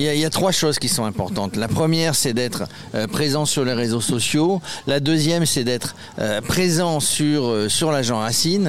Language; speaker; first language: French; native; French